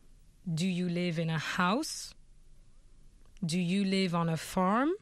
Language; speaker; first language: English; non-native, fluent; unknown